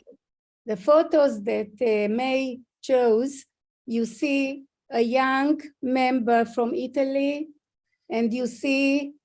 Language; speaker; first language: English; non-native, fluent; Hebrew